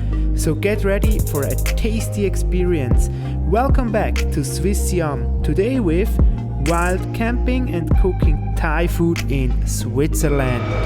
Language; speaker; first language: English; non-native, fluent; German